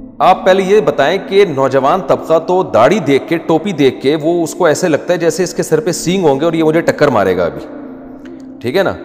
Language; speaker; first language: Urdu; native; Urdu